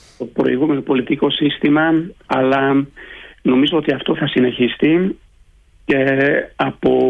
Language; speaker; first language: Greek; early bilingual, heritage; Greek